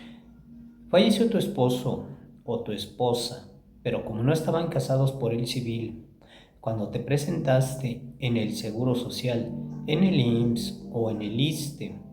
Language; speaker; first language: Spanish; native; Spanish